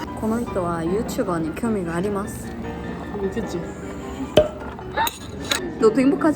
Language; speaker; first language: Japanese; non-native, fluent; Korean